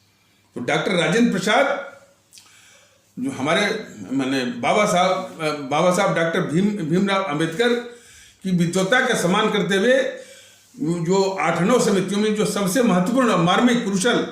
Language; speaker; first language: Hindi; native; Hindi